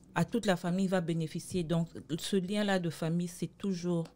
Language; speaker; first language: French; non-native, local second language; Lingala